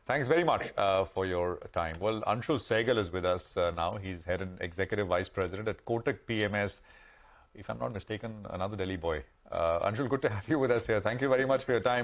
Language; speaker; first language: English; non-native, local second language; Hindi